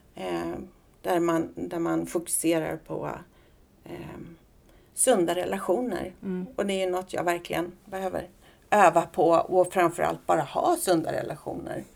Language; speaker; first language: Swedish; native; Swedish